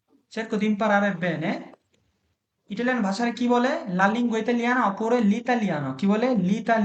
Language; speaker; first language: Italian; non-native, fluent; Bangla